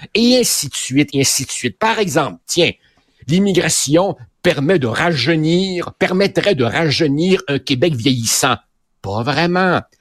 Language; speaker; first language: French; native; French